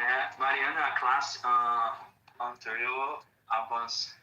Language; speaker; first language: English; non-native, learner; Portuguese